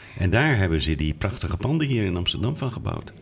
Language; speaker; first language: Dutch; native; Dutch